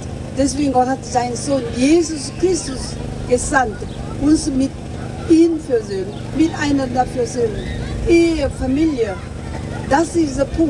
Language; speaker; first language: German; non-native, fluent; Korean